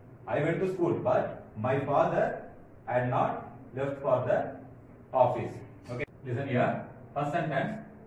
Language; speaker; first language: English; non-native, local second language; Tamil